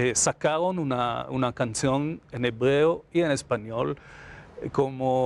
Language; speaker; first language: Spanish; non-native, fluent; Hebrew